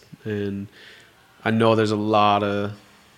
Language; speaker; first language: English; native; English